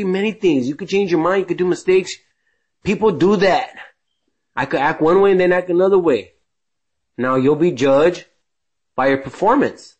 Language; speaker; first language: English; native; English